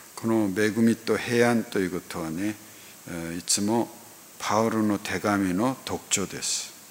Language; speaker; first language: Japanese; non-native, fluent; Korean